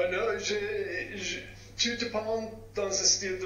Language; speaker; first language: French; non-native, fluent; English